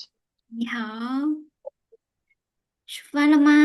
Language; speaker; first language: Chinese; non-native, fluent; Khmer